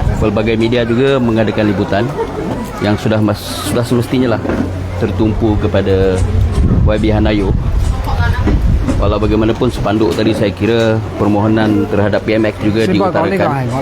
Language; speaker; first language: Malay; native; Malay